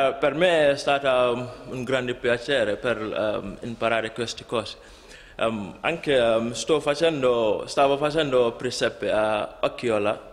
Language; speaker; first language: Italian; non-native, learner; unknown